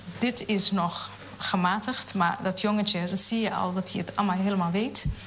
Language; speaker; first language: Dutch; non-native, fluent; Somali